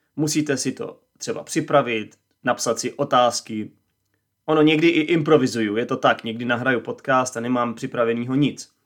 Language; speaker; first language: Czech; native; Czech